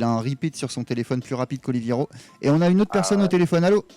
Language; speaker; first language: French; native; French